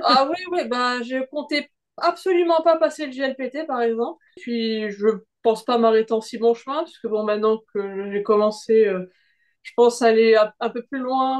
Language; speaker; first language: French; native; French